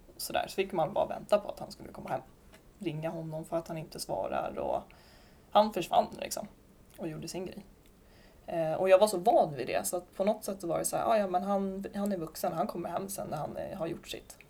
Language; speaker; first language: Swedish; native; Swedish